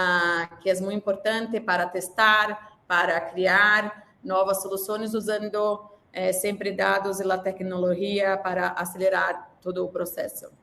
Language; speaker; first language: Spanish; non-native, learner; Portuguese